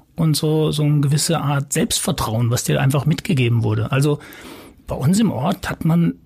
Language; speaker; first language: German; native; German